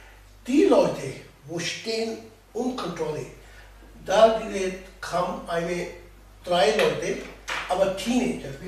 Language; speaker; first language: German; non-native, learner; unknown